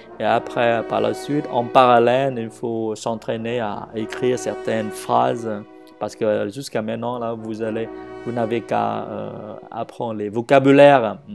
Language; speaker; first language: French; non-native, fluent; Vietnamese